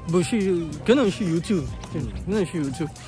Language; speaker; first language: Chinese; non-native, learner; French